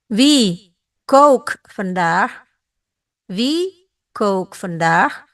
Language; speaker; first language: Dutch; non-native, fluent; Indonesian